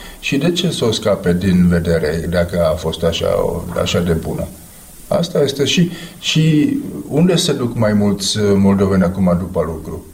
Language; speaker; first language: Romanian; non-native, fluent; Czech